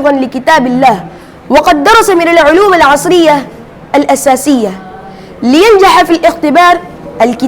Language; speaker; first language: Arabic; non-native, fluent; Urdu